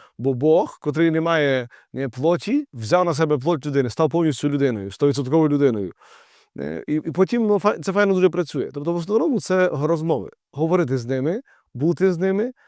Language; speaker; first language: Ukrainian; native; Ukrainian